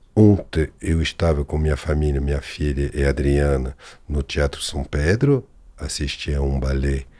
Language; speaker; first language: Portuguese; non-native, fluent; French